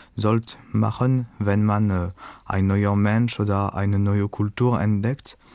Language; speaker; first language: German; non-native, fluent; French